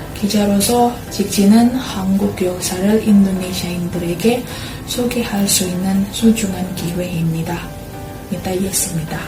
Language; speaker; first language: Korean; non-native, fluent; Indonesian